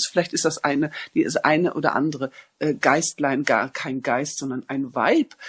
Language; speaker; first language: German; native; German